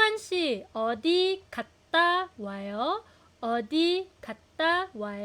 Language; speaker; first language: Korean; non-native, fluent; Filipino